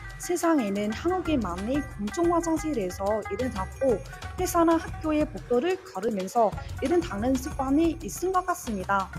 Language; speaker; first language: Korean; non-native, learner; Vietnamese